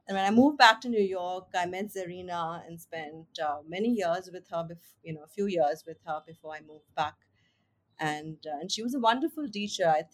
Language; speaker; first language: English; non-native, local second language; Hindi